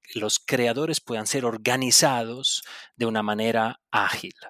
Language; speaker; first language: Spanish; non-native, local second language; Italian